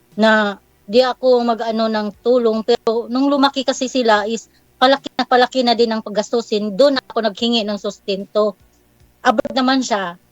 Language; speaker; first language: Filipino; non-native, local second language; Cebuano